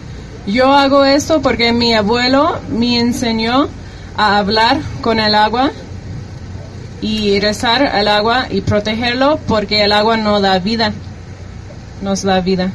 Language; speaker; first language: Spanish; early bilingual, heritage; Spanish